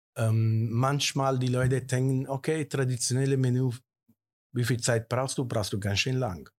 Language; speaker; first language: German; non-native, fluent; Italian